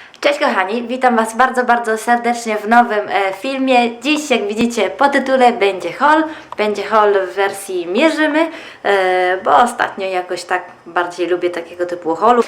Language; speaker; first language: Polish; early bilingual, heritage; Polish